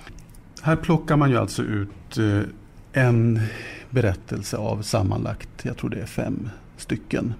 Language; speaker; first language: Swedish; native; Swedish